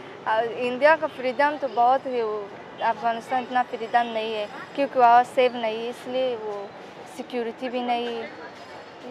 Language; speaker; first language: Hindi; non-native, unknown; Persian